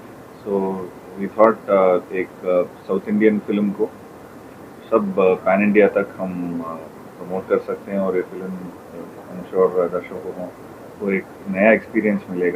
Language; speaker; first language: Hindi; non-native, local second language; Tamil